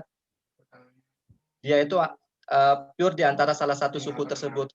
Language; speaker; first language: Indonesian; non-native, local second language; Javanese